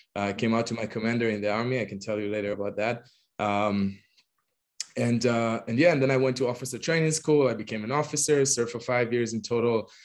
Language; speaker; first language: English; non-native, fluent; Hebrew